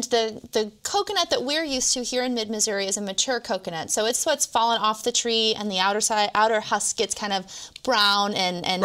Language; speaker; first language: English; native; English